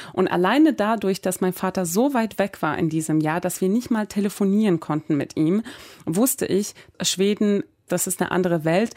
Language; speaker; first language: German; early bilingual, other home language; Persian